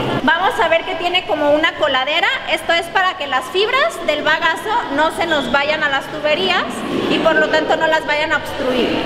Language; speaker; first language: Spanish; native; Spanish